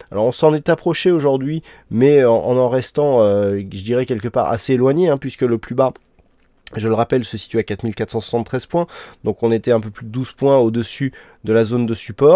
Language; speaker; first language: French; native; French